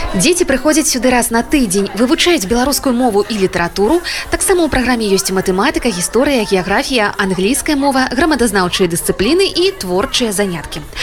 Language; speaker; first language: Belarusian; native; Belarusian